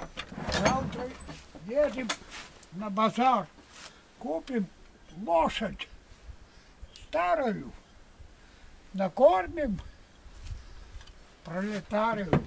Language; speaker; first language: Russian; native; Russian